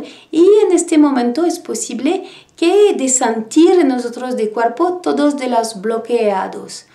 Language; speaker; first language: Spanish; non-native, learner; French